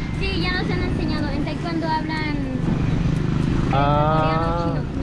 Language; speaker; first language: Spanish; native; Spanish